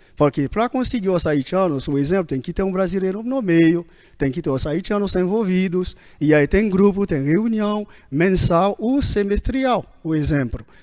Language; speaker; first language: Portuguese; non-native, fluent; Haitian Creole